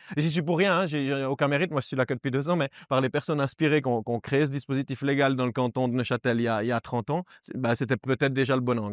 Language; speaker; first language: French; native; French